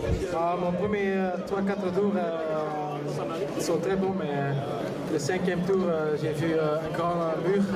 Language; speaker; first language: French; non-native, local second language; Dutch